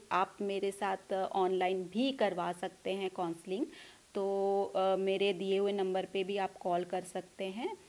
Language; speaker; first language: Hindi; non-native, local second language; Punjabi